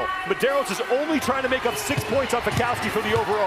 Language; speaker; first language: English; native; English